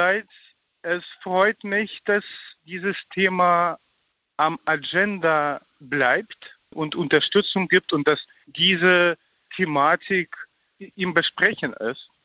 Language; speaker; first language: German; non-native, fluent; Ukrainian